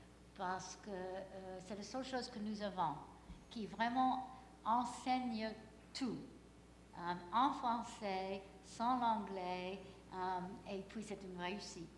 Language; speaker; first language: French; non-native, fluent; English